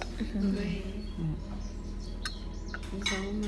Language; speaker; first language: French; non-native, learner; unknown